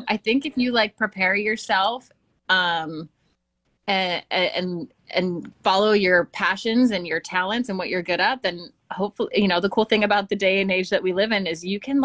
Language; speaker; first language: English; native; English